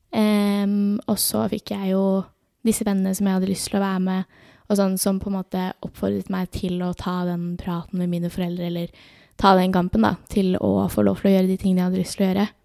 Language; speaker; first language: Norwegian; early bilingual, other home language; Urdu